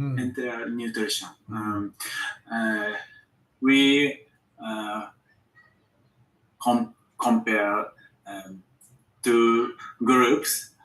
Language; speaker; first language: English; non-native, learner; Japanese